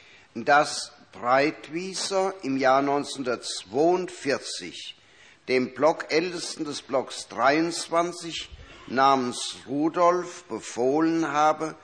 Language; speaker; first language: German; native; German